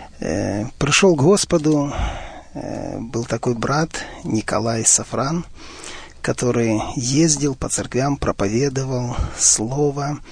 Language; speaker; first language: Russian; native; Russian